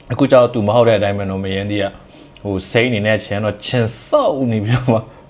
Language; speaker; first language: Burmese; non-native, local second language; Shwe Palaung